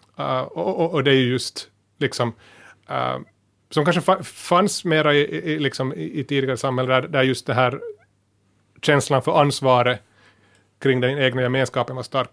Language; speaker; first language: Swedish; native; Swedish